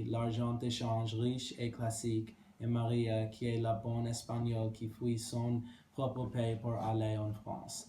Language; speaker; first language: French; non-native, learner; English